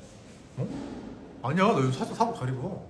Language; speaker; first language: Korean; native; Korean